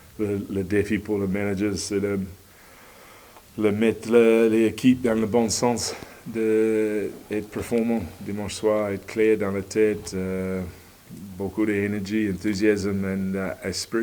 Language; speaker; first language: French; non-native, learner; English